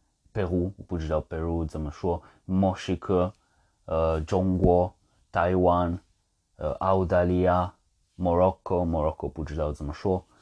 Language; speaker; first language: Chinese; non-native, fluent; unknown